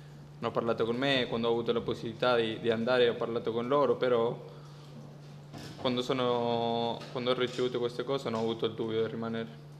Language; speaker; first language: Italian; non-native, fluent; Spanish